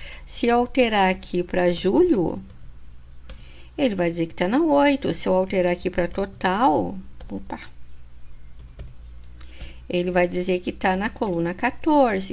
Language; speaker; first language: Portuguese; native; Portuguese